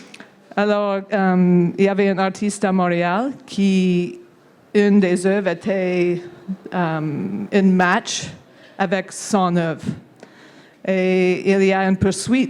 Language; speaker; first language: French; non-native, local second language; English